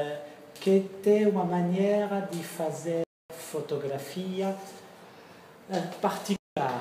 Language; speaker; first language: Portuguese; non-native, fluent; French